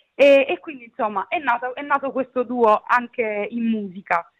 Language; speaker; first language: Italian; native; Italian